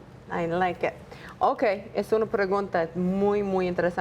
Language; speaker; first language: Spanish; non-native, learner; English